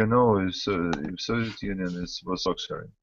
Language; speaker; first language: English; non-native, learner; Russian